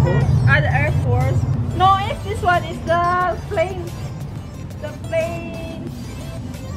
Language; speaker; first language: English; non-native, learner; Filipino